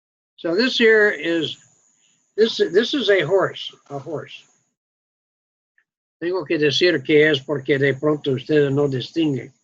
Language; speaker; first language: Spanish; non-native, fluent; English